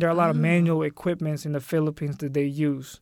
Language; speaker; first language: English; non-native, local second language; Filipino